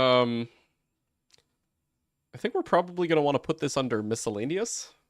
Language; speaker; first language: English; native; English